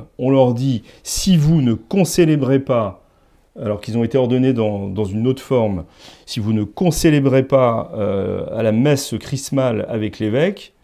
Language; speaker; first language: French; native; French